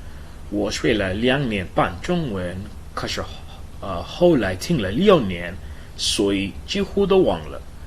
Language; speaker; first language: Chinese; non-native, learner; English